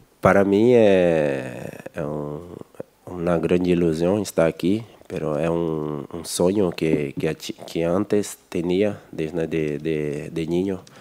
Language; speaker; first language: Spanish; non-native, learner; Portuguese